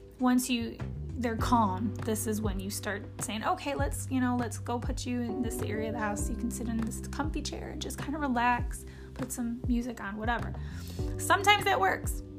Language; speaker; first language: English; native; English